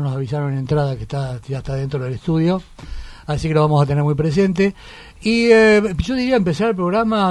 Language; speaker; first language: Spanish; native; Spanish